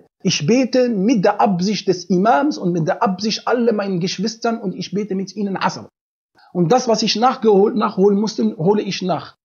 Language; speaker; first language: German; non-native, fluent; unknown